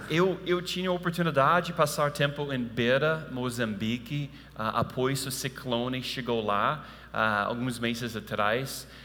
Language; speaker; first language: Portuguese; non-native, fluent; English